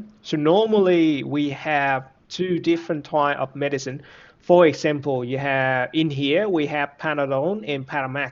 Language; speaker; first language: English; non-native, fluent; Vietnamese